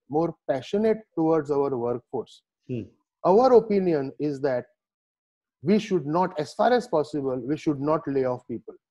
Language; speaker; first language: English; non-native, local second language; Konkani